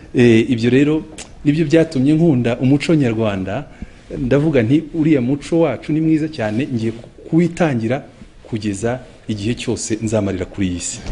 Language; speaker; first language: Kinyarwanda; early bilingual, heritage; Kinyarwanda